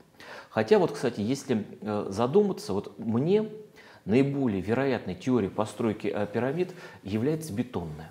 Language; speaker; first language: Russian; native; Russian